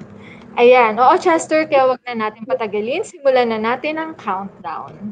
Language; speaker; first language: Filipino; native; Filipino